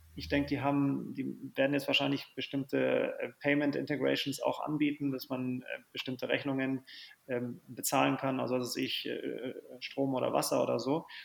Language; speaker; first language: German; native; German